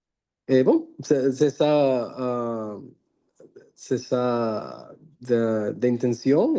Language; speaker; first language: French; non-native, learner; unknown